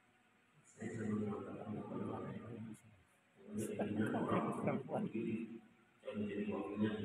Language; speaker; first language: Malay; non-native, local second language; Javanese